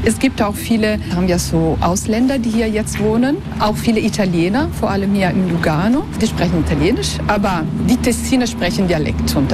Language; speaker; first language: German; non-native, local second language; Italian